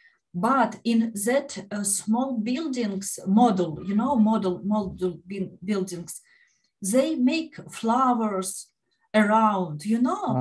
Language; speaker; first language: English; non-native, learner; Ukrainian